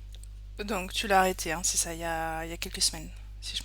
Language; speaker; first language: French; native; French